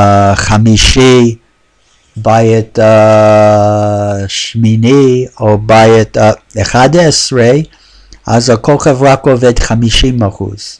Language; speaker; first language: Hebrew; non-native, fluent; English